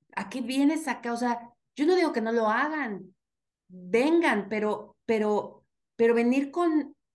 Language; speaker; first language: Spanish; native; Spanish